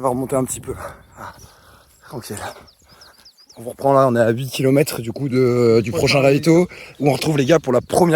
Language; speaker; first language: French; native; French